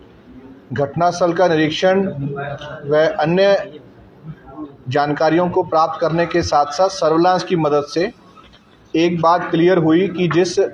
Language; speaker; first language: Hindi; native; Hindi